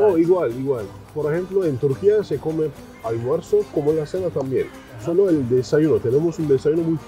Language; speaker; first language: Spanish; non-native, fluent; Turkish